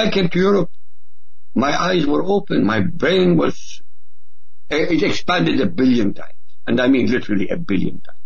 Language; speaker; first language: English; non-native, fluent; Arabic